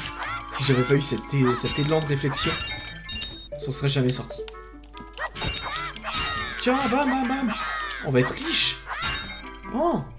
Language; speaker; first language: French; native; French